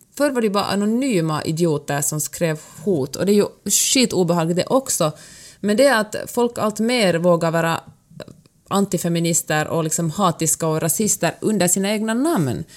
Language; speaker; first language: Swedish; native; Swedish